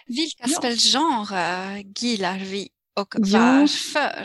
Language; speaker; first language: Swedish; non-native, learner; French